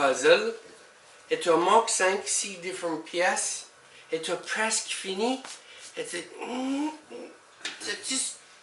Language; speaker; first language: French; non-native, learner; English